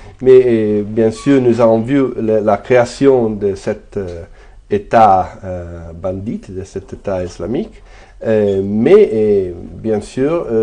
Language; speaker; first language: French; non-native, fluent; Italian